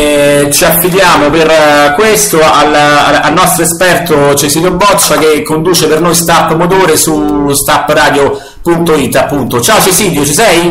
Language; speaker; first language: Italian; native; Italian